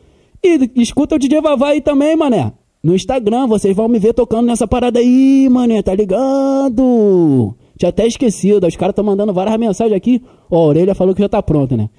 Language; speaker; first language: Portuguese; native; Portuguese